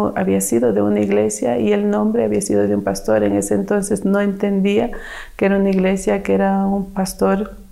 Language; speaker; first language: Spanish; native; Spanish